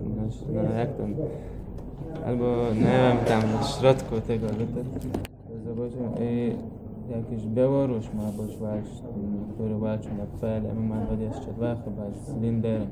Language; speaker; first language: Polish; non-native, learner; Chechen